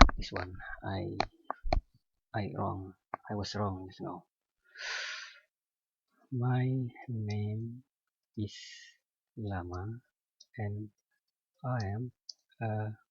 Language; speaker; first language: English; non-native, learner; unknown